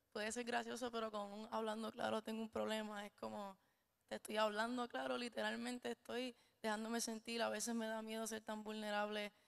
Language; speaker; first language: Spanish; native; Spanish